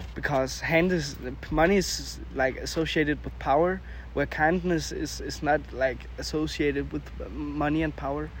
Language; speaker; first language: English; non-native, fluent; Danish